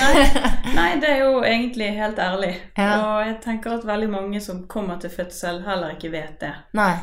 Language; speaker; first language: Norwegian; native; Norwegian